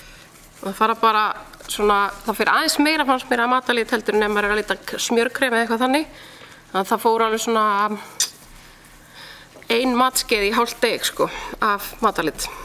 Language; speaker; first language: Icelandic; native; Icelandic